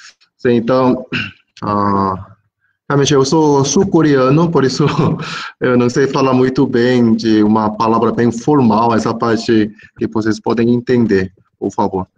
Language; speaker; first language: Portuguese; non-native, fluent; Korean